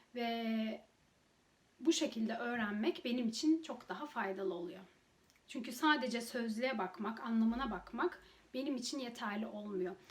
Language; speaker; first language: Turkish; native; Turkish